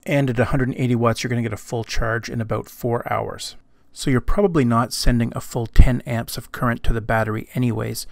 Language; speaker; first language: English; native; English